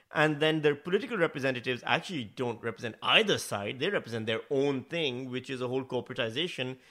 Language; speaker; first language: English; non-native, local second language; Urdu